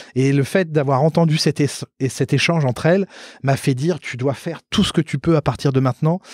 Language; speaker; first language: French; native; French